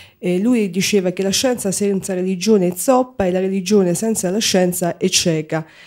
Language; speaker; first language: Italian; native; Italian